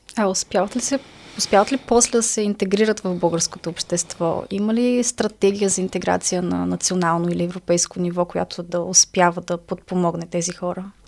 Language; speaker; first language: Bulgarian; native; Bulgarian